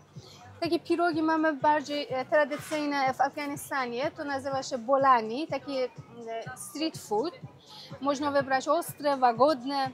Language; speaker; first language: Polish; non-native, learner; Persian